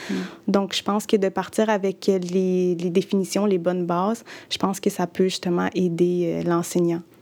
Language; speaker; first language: French; early bilingual, other home language; Spanish